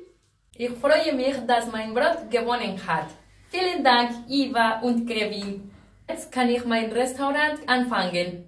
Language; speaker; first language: German; non-native, learner; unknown